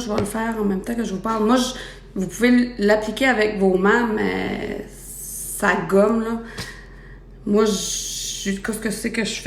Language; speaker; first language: French; native; French